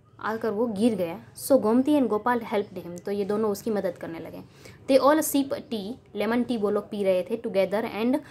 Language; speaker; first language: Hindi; non-native, local second language; Gujarati